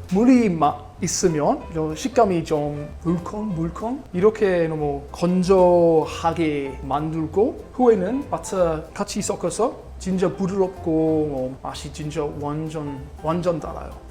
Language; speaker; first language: Korean; early bilingual, heritage; Korean